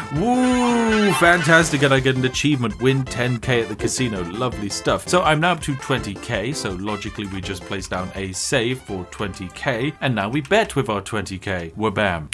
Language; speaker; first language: English; native; English